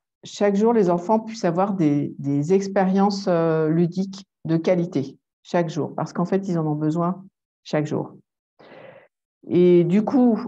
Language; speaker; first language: French; native; French